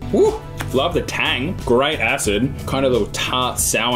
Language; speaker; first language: English; native; English